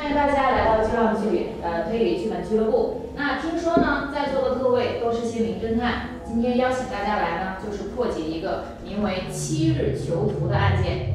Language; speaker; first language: Chinese; native; Chinese